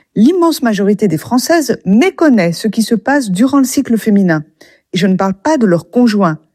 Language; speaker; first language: French; native; French